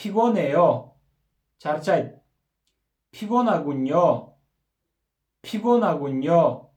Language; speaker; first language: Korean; non-native, fluent; Kyrgyz